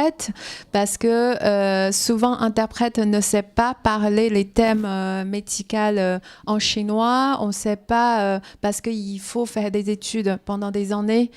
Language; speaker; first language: French; non-native, fluent; Chinese